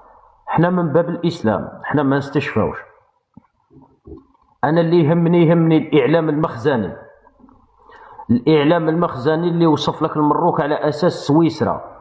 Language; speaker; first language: Arabic; native; Arabic